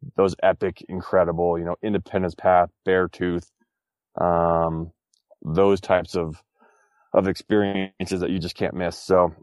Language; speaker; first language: English; native; English